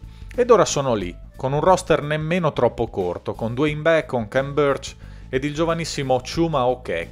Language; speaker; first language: Italian; native; Italian